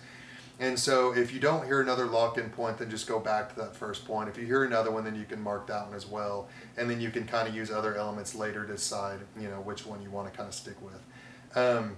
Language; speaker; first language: English; native; English